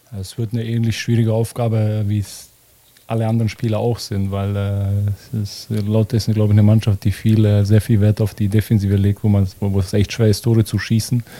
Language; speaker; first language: German; early bilingual, other home language; Bosnian